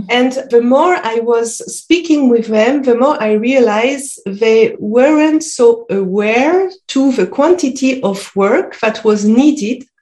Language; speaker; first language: English; non-native, fluent; French